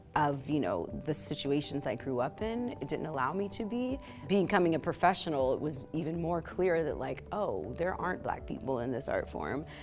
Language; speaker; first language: English; native; English